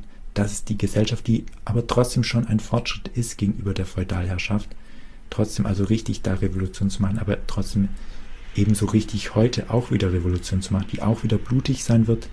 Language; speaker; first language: German; native; German